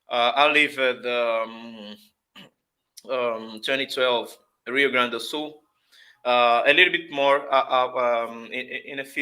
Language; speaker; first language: English; non-native, fluent; Portuguese